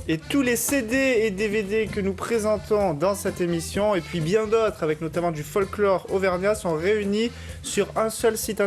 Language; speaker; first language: French; native; French